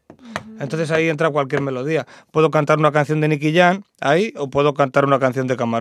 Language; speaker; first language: Spanish; native; Spanish